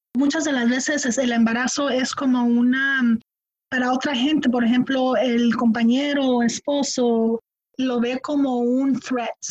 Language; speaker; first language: Spanish; early bilingual, heritage; Spanish